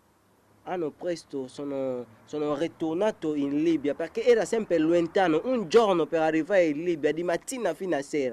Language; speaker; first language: Italian; non-native, learner; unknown